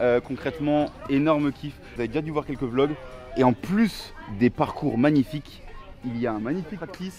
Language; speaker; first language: French; native; French